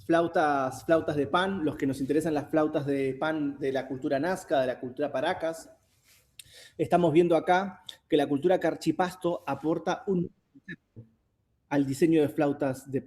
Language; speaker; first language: Spanish; native; Spanish